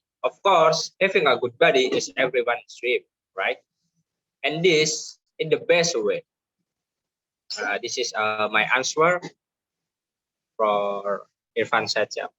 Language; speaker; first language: English; non-native, learner; Indonesian